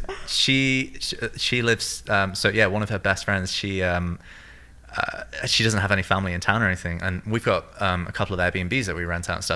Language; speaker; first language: English; native; English